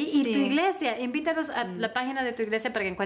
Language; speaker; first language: Spanish; native; Spanish